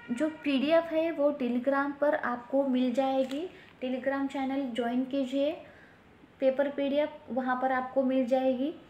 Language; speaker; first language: Hindi; non-native, local second language; Marathi